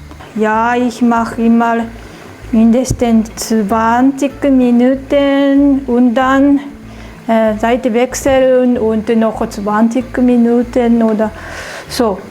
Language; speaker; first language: German; non-native, learner; Japanese